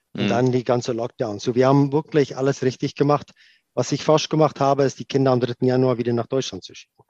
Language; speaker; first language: German; non-native, fluent; Afrikaans